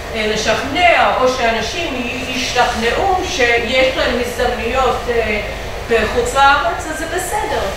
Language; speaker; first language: Hebrew; non-native, fluent; English